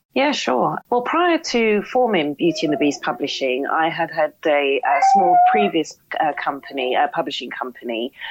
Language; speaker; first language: English; native; English